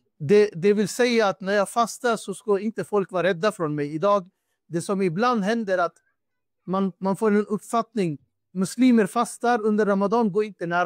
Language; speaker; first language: Swedish; non-native, fluent; Urdu